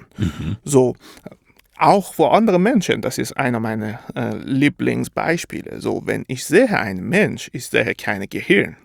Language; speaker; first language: German; non-native, fluent; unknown